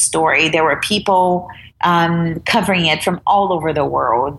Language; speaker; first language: English; non-native, fluent; Portuguese